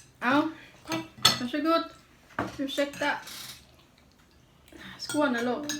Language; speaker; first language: Swedish; non-native, learner; Thai